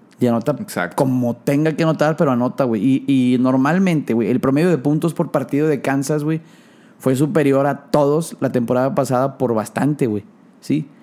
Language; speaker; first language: Spanish; native; Spanish